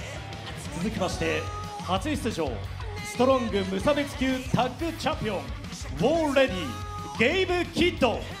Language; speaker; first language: Japanese; native; Japanese